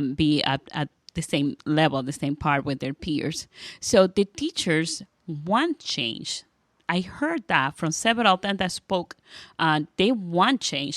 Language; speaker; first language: English; non-native, fluent; Spanish